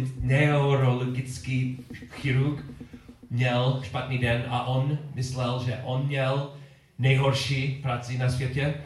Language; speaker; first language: Czech; non-native, learner; English